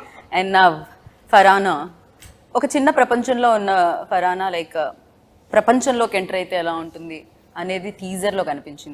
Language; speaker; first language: Telugu; native; Telugu